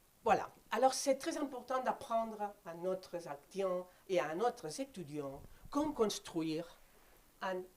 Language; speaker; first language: French; non-native, fluent; Spanish